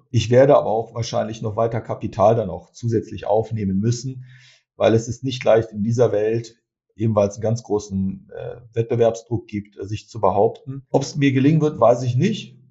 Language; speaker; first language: German; early bilingual, other home language; Turkish